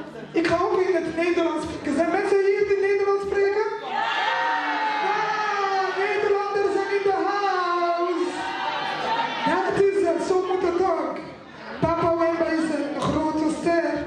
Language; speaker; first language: Dutch; non-native, local second language; French